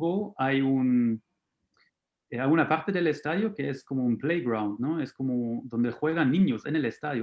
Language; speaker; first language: Spanish; non-native, fluent; German